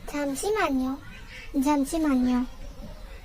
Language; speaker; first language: Korean; non-native, learner; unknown